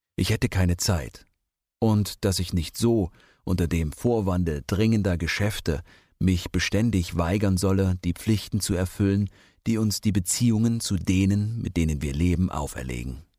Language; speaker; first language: German; native; German